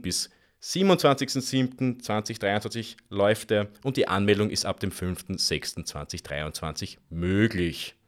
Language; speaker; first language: German; native; German